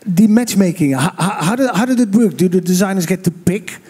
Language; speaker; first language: English; non-native, fluent; Dutch